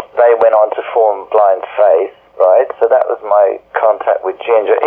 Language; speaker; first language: English; native; English